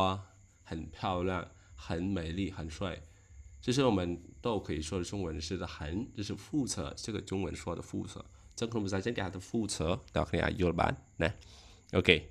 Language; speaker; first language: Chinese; non-native, learner; Khmer